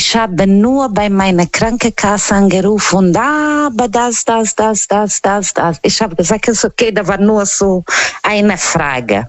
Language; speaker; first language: German; non-native, learner; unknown